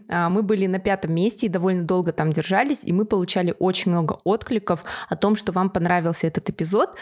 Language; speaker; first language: Russian; native; Russian